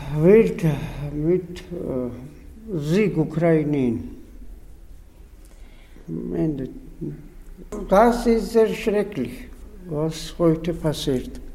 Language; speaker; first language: German; non-native, learner; Georgian